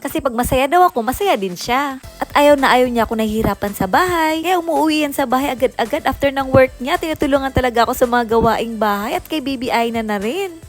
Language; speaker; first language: Filipino; native; Filipino